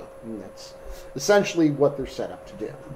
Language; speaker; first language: English; native; English